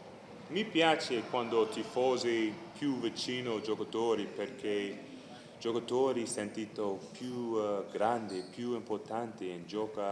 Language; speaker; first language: Italian; non-native, learner; English